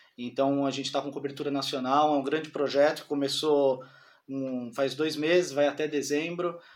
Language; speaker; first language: Portuguese; native; Portuguese